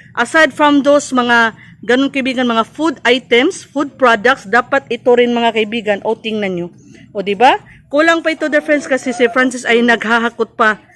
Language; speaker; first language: Filipino; non-native, local second language; Cebuano